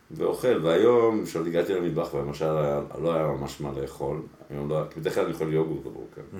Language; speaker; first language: Hebrew; early bilingual, other home language; Spanish